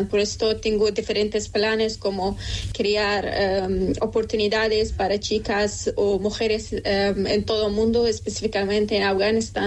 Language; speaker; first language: Spanish; non-native, local second language; Persian